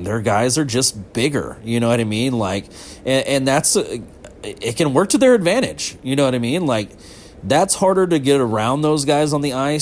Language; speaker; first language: English; native; English